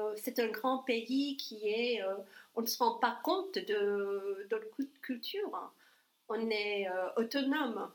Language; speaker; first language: French; non-native, fluent; English